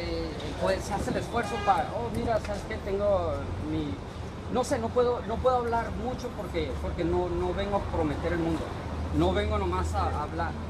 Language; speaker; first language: Spanish; early bilingual, heritage; Spanish